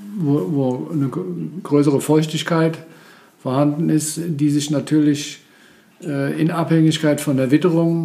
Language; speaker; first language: German; native; German